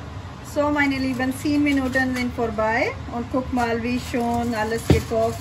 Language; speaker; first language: German; non-native, learner; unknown